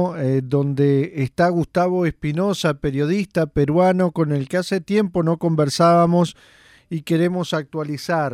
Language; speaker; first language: Spanish; native; Spanish